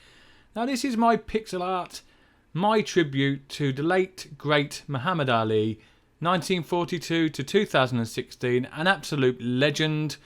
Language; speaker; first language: English; native; English